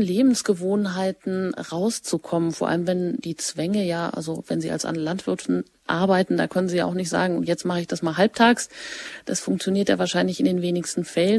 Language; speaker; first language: German; native; German